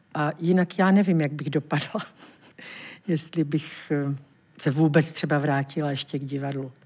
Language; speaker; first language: Czech; native; Czech